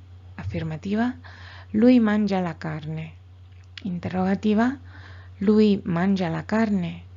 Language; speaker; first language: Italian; non-native, fluent; Spanish